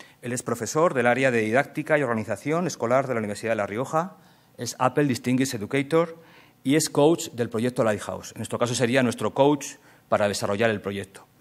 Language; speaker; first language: Spanish; native; Spanish